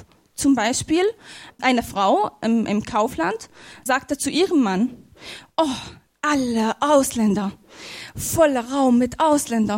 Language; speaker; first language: German; non-native, fluent; Arabic